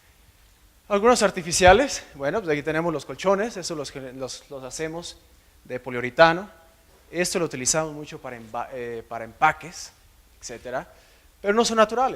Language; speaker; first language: Spanish; native; Spanish